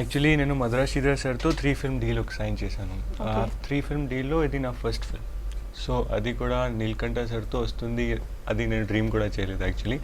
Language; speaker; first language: Telugu; non-native, fluent; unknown